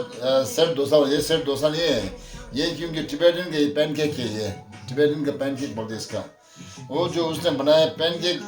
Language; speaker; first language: Hindi; non-native, local second language; Tibetan